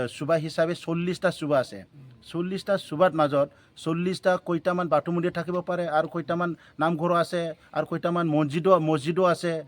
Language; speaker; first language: Assamese; non-native, local second language; Bodo